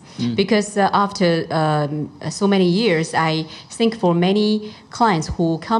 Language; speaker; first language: English; non-native, fluent; Chinese